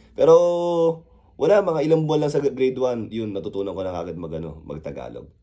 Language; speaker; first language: Filipino; early bilingual, other home language; Korean